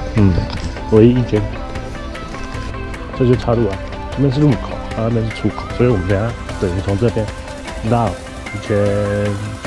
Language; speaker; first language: Chinese; native; Chinese